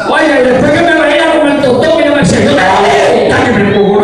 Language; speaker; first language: Spanish; native; Spanish